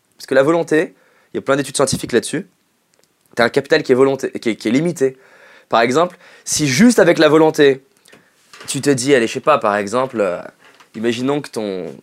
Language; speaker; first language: French; native; French